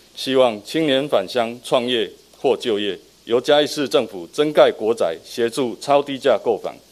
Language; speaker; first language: Chinese; native; Chinese